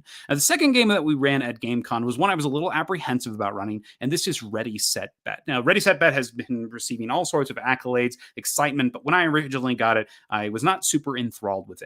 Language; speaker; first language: English; native; English